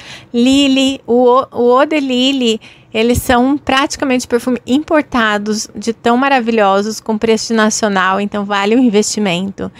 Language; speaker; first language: Portuguese; native; Portuguese